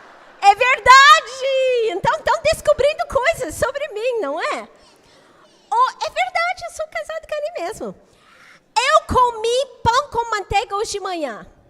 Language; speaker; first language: Portuguese; non-native, fluent; English